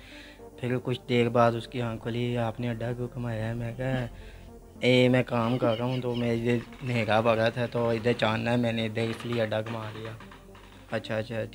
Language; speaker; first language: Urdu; non-native, local second language; Punjabi